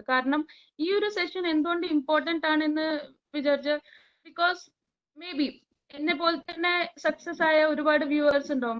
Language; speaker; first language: Malayalam; early bilingual, heritage; Malayalam